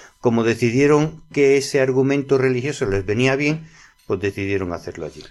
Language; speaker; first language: Spanish; native; Spanish